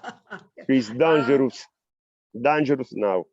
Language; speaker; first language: English; non-native, learner; Italian